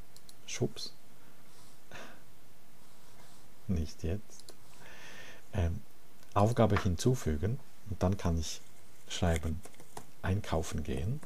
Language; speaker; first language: German; non-native, fluent; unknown